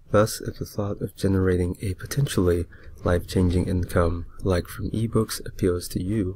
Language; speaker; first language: English; native; English